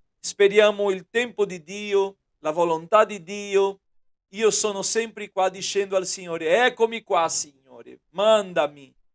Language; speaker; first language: Italian; non-native, fluent; Portuguese